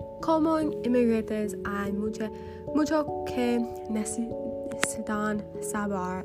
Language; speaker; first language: Spanish; non-native, learner; English